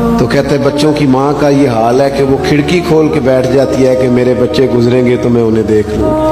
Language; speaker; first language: Urdu; non-native, local second language; Punjabi